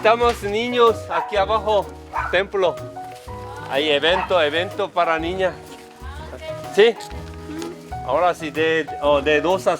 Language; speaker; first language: Spanish; non-native, learner; Korean